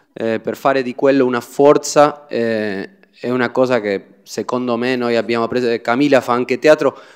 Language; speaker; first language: Italian; non-native, fluent; Spanish